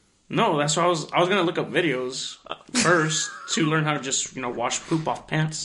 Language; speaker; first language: English; early bilingual, other home language; Spanish